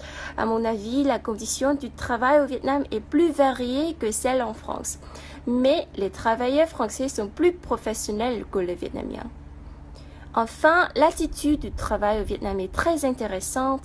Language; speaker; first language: French; non-native, fluent; Vietnamese